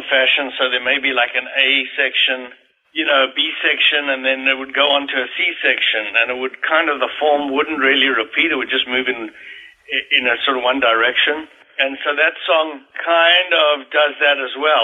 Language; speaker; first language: English; native; English